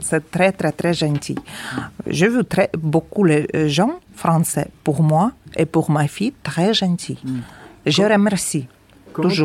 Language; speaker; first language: French; non-native, learner; Ukrainian